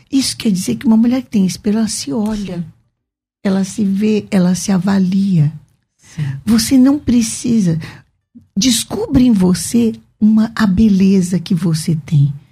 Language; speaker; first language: Portuguese; native; Portuguese